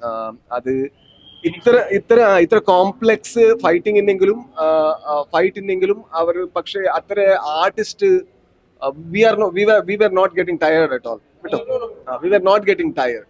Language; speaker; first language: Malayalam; non-native, learner; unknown